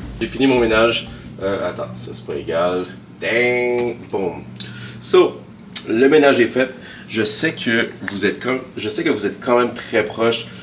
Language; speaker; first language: French; early bilingual, other home language; Haitian Creole